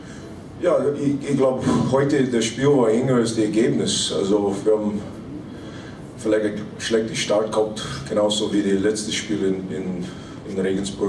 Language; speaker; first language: German; non-native, fluent; English